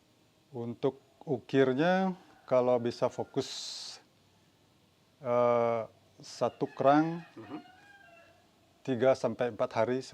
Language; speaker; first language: Indonesian; non-native, local second language; Balinese